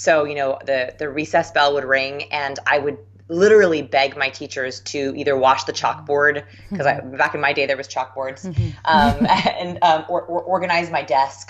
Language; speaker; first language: English; native; English